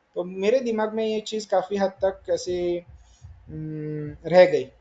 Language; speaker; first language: Hindi; non-native, local second language; Marathi